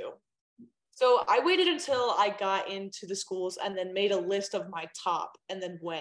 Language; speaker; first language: English; native; English